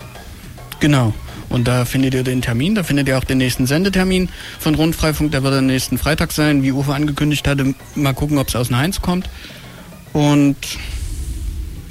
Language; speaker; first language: German; native; German